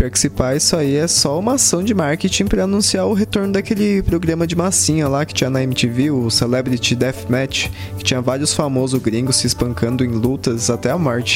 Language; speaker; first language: Portuguese; native; Portuguese